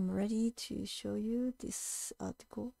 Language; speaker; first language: English; non-native, fluent; Japanese